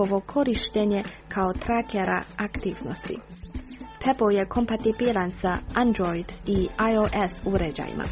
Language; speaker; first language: Croatian; native; Croatian